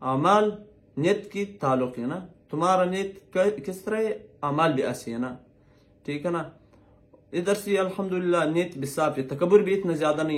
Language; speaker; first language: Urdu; non-native, local second language; Pashto